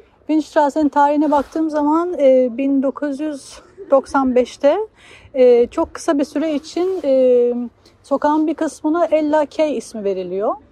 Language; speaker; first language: Turkish; native; Turkish